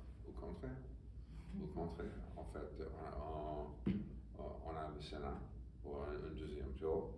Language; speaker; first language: French; non-native, fluent; English